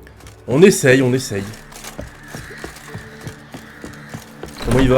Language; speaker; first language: French; native; French